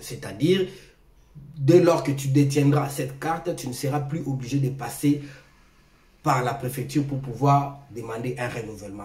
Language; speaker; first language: French; non-native, local second language; Lingala